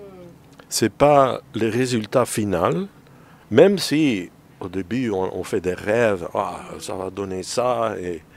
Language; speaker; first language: French; non-native, fluent; Dutch